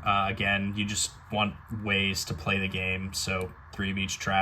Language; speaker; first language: English; native; English